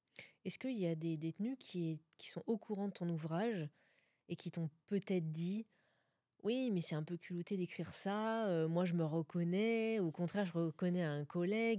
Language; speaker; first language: French; native; French